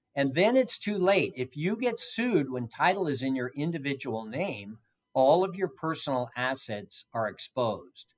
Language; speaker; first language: English; native; English